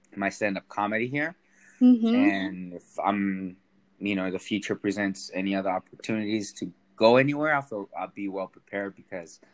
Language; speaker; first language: English; early bilingual, other home language; Spanish